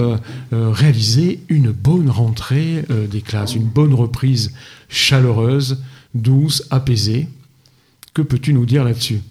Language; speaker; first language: French; native; French